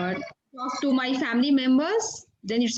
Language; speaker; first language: English; non-native, learner; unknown